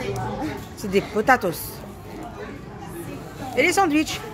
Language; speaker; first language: French; native; French